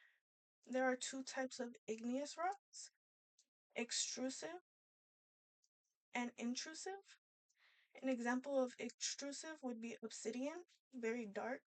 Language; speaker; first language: English; native; English